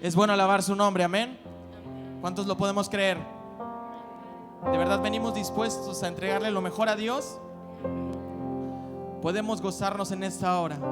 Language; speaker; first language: Spanish; native; Spanish